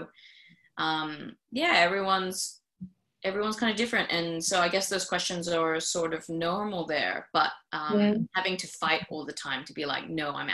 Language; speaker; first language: English; native; English